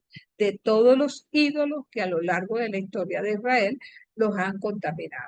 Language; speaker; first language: Spanish; native; Spanish